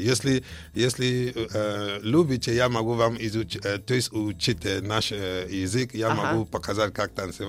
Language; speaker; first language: Russian; non-native, fluent; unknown